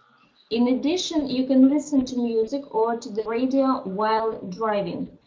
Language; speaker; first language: English; non-native, learner; Russian